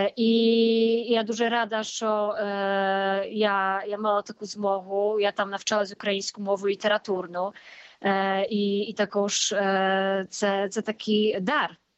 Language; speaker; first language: Ukrainian; early bilingual, heritage; Polish